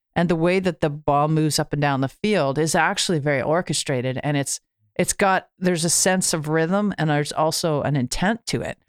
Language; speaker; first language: English; native; English